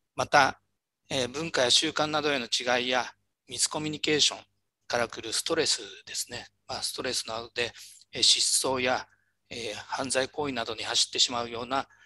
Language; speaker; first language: Japanese; native; Japanese